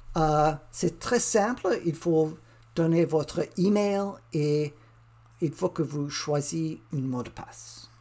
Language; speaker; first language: French; non-native, learner; English